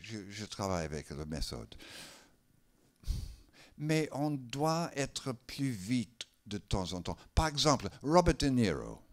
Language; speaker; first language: French; non-native, learner; English